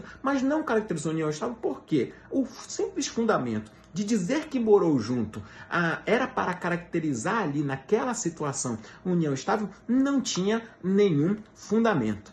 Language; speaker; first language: Portuguese; native; Portuguese